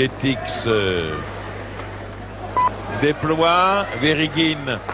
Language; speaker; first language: French; native; French